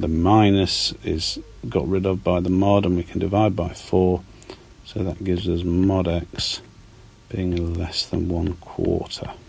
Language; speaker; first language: English; native; English